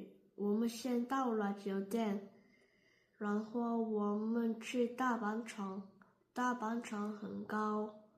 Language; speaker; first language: Chinese; non-native, learner; Korean